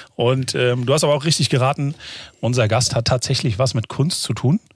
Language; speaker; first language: German; native; German